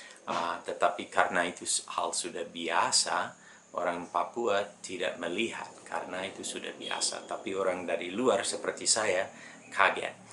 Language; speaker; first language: Indonesian; non-native, fluent; English